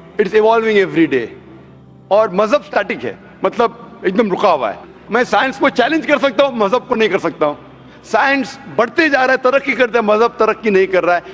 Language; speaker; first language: Hindi; non-native, local second language; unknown